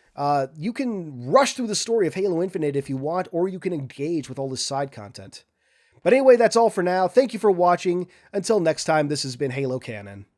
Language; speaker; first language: English; native; English